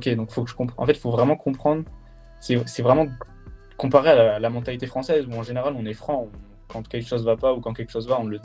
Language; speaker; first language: French; native; French